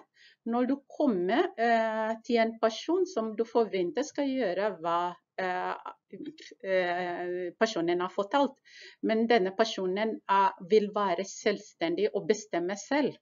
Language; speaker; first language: Norwegian; non-native, fluent; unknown